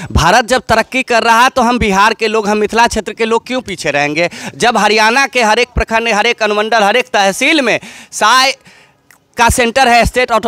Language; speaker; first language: Hindi; native; Hindi